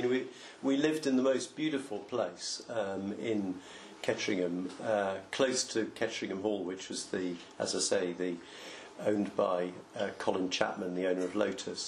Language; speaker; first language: English; native; English